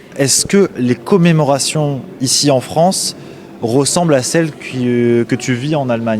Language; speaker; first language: French; native; French